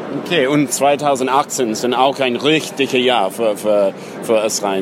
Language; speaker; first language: German; non-native, learner; English